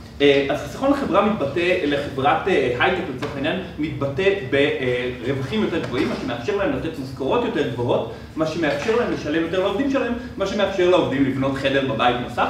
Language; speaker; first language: Hebrew; native; Hebrew